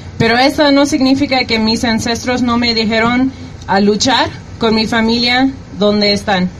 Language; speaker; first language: Spanish; early bilingual, heritage; Spanish